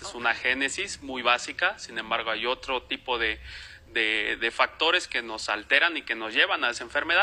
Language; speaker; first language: Spanish; native; Spanish